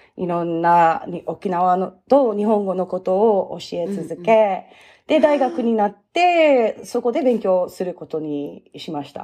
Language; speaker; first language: Japanese; early bilingual, heritage; English